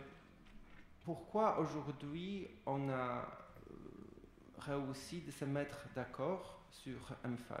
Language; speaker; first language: French; non-native, fluent; Polish